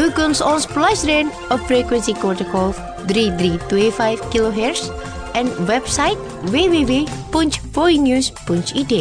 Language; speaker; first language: Dutch; non-native, learner; Indonesian